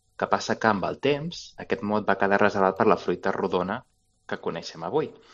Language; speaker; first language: Catalan; native; Catalan